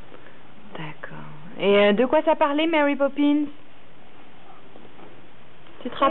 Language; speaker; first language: French; native; French